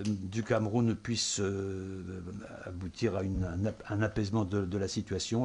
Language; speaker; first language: French; native; French